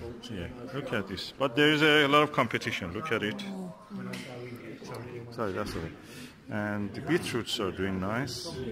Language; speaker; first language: English; non-native, fluent; Persian